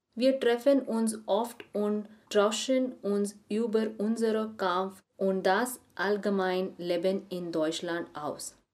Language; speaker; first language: German; non-native, learner; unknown